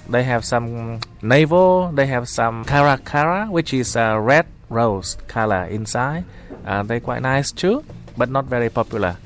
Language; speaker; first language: English; non-native, fluent; Vietnamese